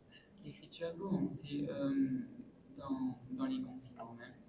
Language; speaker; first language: French; non-native, local second language; Morisyen